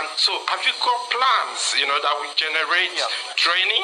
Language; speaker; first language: English; non-native, local second language; Igbo